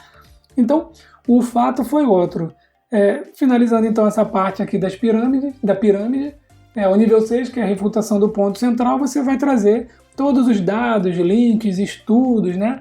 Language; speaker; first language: Portuguese; native; Portuguese